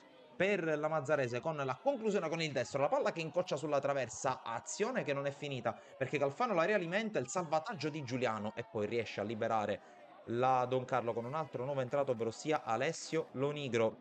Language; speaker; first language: Italian; native; Italian